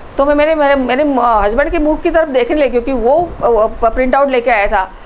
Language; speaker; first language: Hindi; non-native, local second language; Marathi